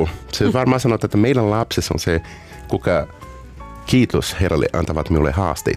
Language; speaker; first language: Finnish; non-native, learner; Portuguese